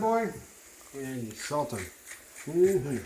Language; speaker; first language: English; native; English